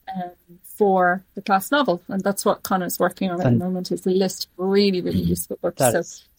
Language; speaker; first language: English; native; English